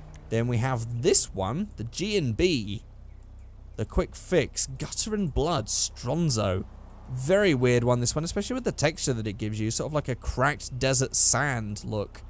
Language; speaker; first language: English; native; English